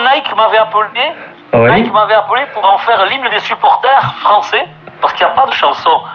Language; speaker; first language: French; native; French